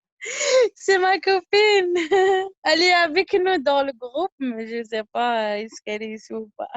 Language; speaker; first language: French; non-native, learner; Arabic